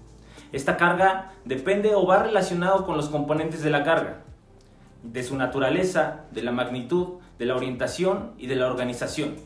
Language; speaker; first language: Spanish; native; Spanish